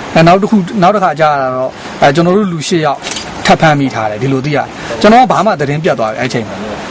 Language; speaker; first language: Burmese; non-native, local second language; Karen languages